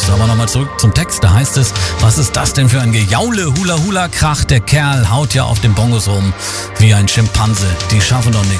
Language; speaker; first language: German; native; German